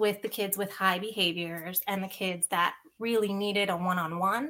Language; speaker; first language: English; early bilingual, other home language; Sinhala